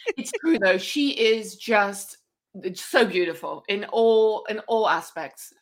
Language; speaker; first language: English; non-native, fluent; Dutch